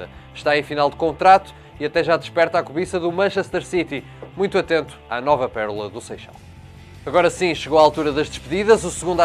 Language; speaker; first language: Portuguese; native; Portuguese